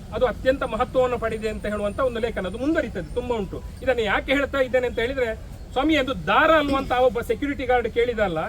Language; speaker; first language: Kannada; native; Kannada